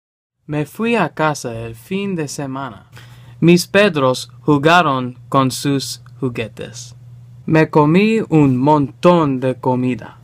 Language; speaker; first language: Spanish; non-native, learner; English